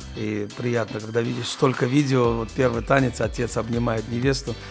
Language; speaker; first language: Russian; non-native, fluent; Georgian